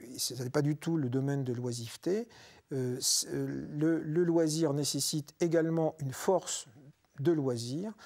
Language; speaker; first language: French; native; French